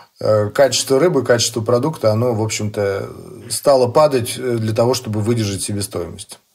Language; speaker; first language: Russian; native; Russian